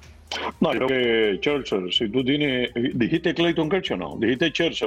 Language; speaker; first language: Spanish; native; Spanish